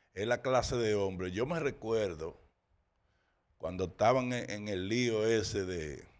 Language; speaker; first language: Spanish; early bilingual, heritage; Spanish